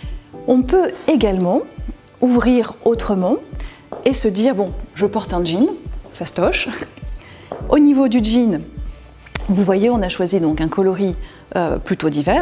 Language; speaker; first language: French; native; French